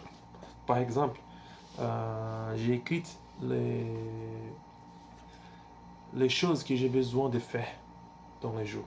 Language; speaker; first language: French; non-native, learner; Portuguese